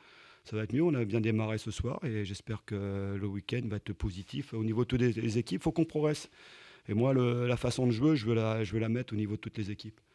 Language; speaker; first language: French; native; French